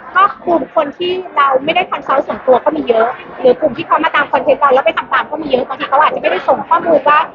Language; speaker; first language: Thai; native; Thai